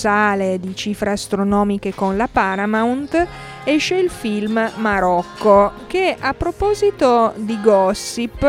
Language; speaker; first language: Italian; native; Italian